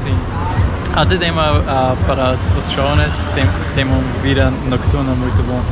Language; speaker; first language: Portuguese; non-native, fluent; Croatian